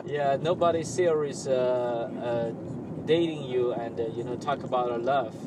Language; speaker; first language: English; non-native, learner; Chinese